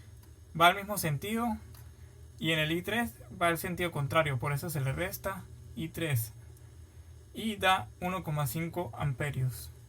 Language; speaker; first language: Spanish; native; Spanish